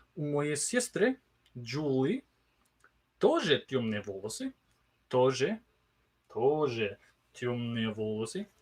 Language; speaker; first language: Russian; non-native, learner; English